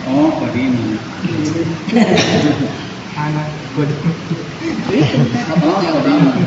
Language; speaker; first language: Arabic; non-native, learner; Indonesian